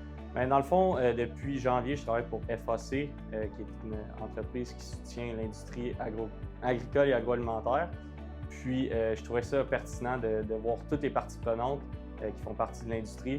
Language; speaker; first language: French; native; French